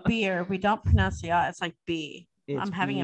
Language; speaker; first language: English; native; English